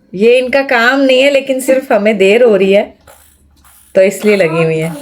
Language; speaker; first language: Urdu; native; Urdu